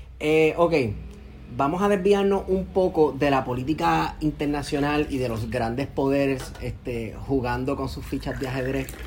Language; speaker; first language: Spanish; native; Spanish